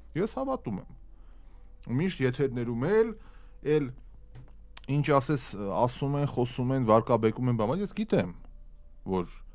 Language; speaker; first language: Armenian; native; Armenian